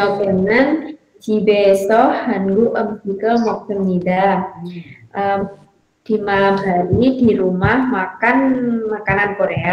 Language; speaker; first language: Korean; non-native, learner; Indonesian